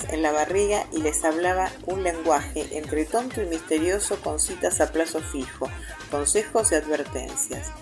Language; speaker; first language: Spanish; native; Spanish